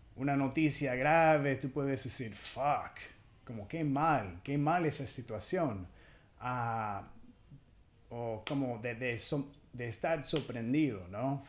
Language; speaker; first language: Spanish; non-native, fluent; English